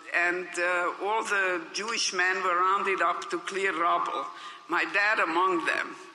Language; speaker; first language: English; non-native, fluent; Hungarian